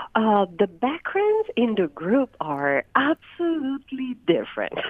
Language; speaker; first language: English; non-native, fluent; Italian